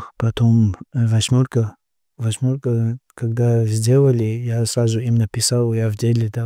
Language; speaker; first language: Russian; non-native, local second language; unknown